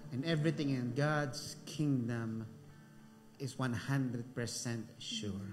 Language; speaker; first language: English; non-native, local second language; Filipino